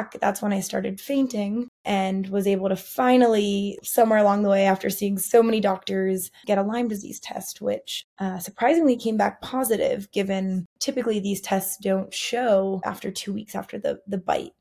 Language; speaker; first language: English; native; English